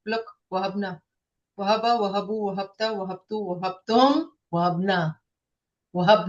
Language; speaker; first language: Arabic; non-native, fluent; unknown